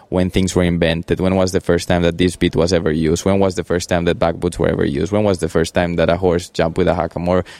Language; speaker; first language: English; early bilingual, other home language; Spanish